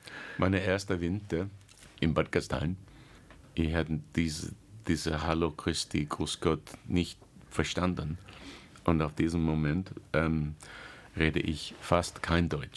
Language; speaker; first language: German; non-native, learner; English